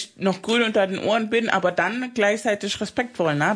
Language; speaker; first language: German; non-native, fluent; Spanish